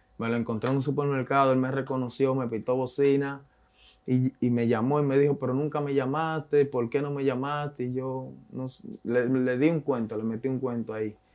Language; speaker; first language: Spanish; native; Spanish